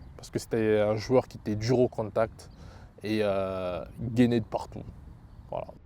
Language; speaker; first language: French; early bilingual, other home language; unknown